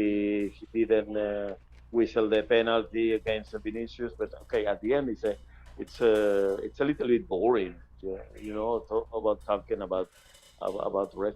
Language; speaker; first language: English; non-native, fluent; Spanish